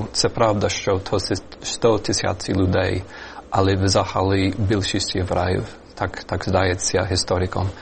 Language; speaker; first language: Ukrainian; non-native, fluent; English